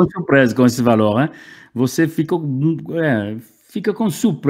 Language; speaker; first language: Portuguese; non-native, fluent; French